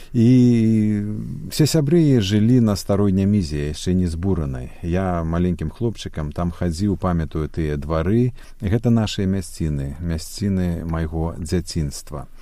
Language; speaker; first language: Belarusian; native; Belarusian